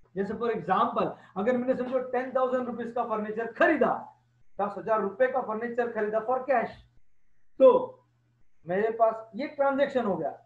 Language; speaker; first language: Hindi; non-native, local second language; Gujarati